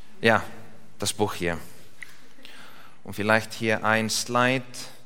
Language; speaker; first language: German; non-native, learner; Icelandic